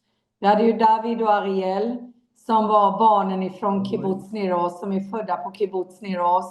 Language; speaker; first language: Swedish; non-native, fluent; Hebrew